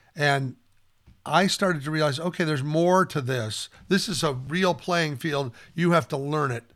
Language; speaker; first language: English; native; English